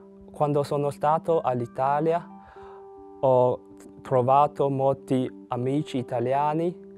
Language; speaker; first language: Italian; non-native, learner; Chinese